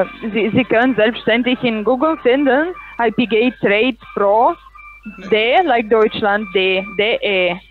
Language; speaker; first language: German; non-native, learner; Russian